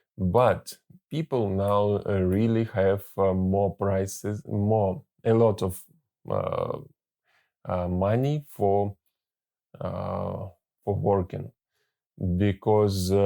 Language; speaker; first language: English; non-native, learner; Russian